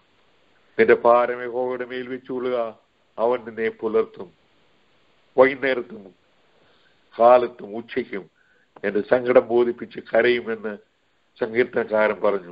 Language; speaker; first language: Malayalam; native; Malayalam